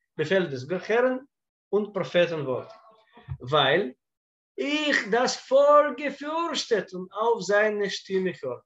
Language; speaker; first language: German; non-native, fluent; Russian